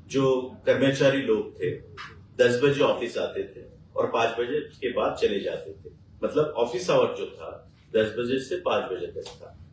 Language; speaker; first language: Hindi; non-native, local second language; Bangla